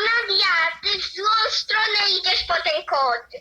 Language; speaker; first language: Polish; native; Polish